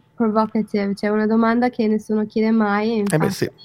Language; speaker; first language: Italian; non-native, fluent; English